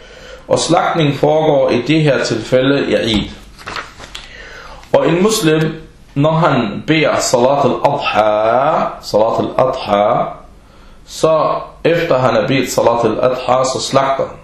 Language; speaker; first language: Danish; early bilingual, other home language; Arabic